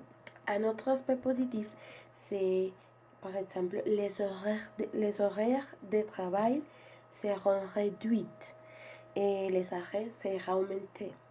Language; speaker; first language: French; non-native, learner; Spanish